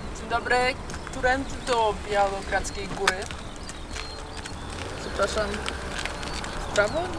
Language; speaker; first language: Polish; native; Polish